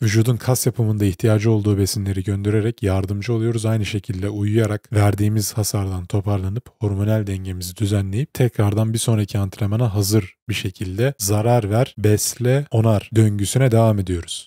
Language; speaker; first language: Turkish; native; Turkish